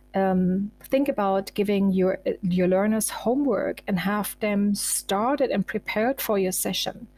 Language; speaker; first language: English; non-native, fluent; German